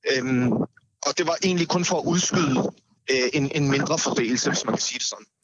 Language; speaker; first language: Danish; native; Danish